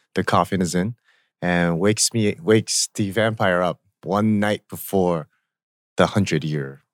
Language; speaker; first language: English; early bilingual, other home language; Korean